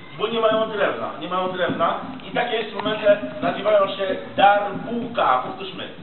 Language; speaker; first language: Polish; non-native, fluent; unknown